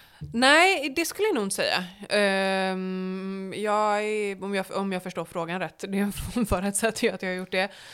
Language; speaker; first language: Swedish; native; Swedish